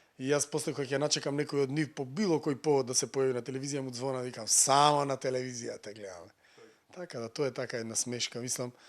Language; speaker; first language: Macedonian; native; Macedonian